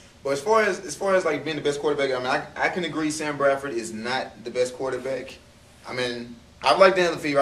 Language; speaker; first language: English; native; English